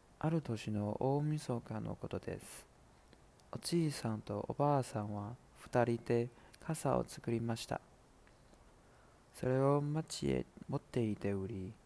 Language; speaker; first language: Japanese; non-native, learner; Chinese